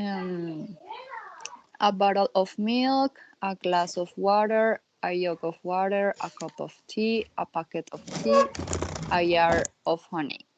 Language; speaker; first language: English; non-native, learner; Spanish